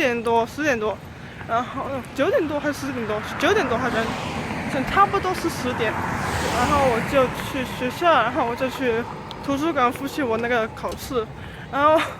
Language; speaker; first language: Chinese; early bilingual, heritage; Chinese